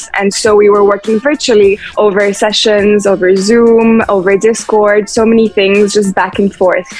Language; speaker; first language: English; early bilingual, heritage; English